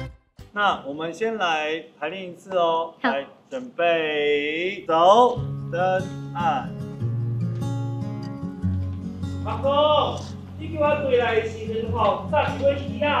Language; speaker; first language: Chinese; native; Chinese